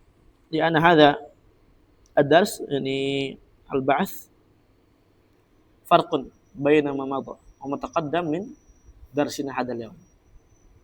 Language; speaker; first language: Arabic; non-native, fluent; Indonesian